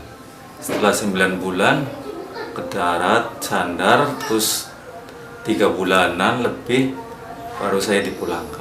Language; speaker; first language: Indonesian; non-native, local second language; Javanese